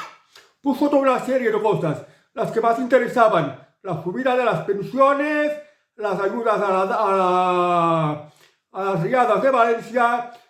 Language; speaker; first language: Spanish; native; Spanish